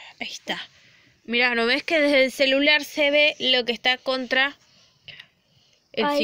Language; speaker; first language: Spanish; native; Spanish